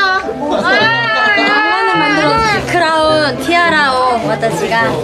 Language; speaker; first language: Japanese; non-native, learner; Korean